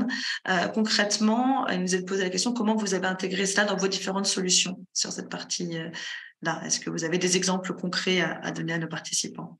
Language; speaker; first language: French; native; French